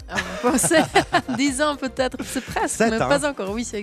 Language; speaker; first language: French; non-native, local second language; German